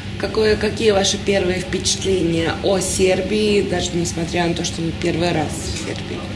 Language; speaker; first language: Russian; non-native, fluent; Serbian